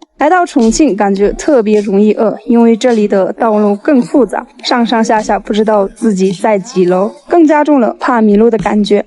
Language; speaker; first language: Chinese; non-native, local second language; Tibetan